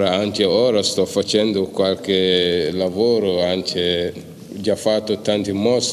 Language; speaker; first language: Italian; non-native, learner; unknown